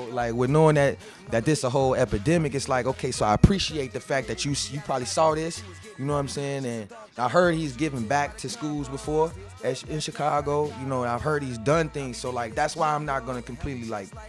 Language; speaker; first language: English; native; English